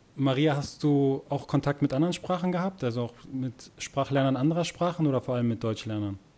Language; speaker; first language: German; native; German